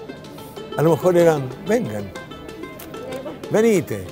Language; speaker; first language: Spanish; native; Spanish